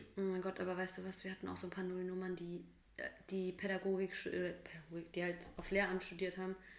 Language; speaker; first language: German; native; German